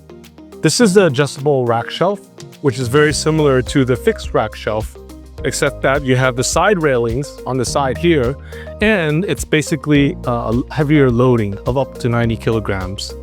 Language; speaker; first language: English; non-native, fluent; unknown